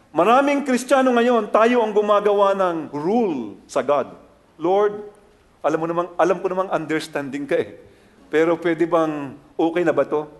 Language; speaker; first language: Filipino; native; Filipino